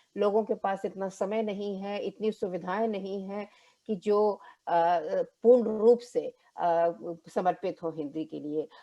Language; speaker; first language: Hindi; native; Hindi